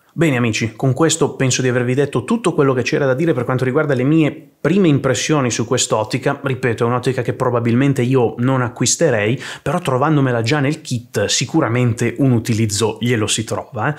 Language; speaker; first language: Italian; native; Italian